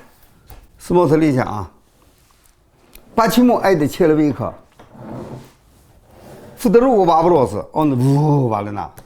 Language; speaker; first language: Russian; non-native, learner; Chinese